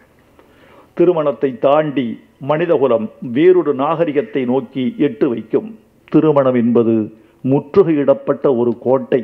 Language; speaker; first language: Tamil; native; Tamil